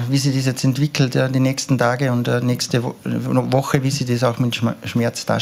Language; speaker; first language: German; native; German